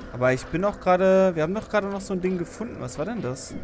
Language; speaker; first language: German; native; German